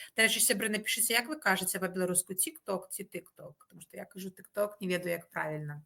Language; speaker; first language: Belarusian; native; Belarusian